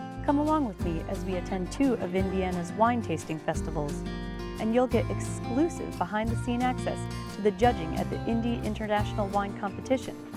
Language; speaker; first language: English; native; English